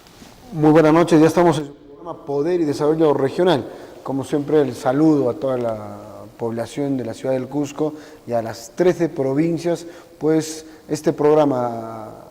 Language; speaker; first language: Spanish; native; Spanish